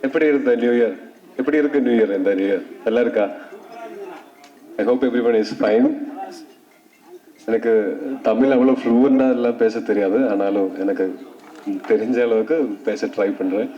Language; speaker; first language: Tamil; non-native, learner; Malayalam